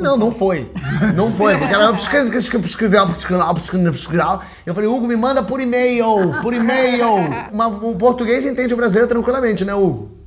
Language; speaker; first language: Portuguese; native; Portuguese